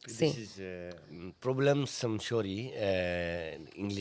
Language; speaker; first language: English; non-native, learner; Hindi